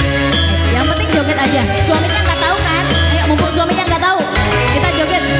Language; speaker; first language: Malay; non-native, local second language; Javanese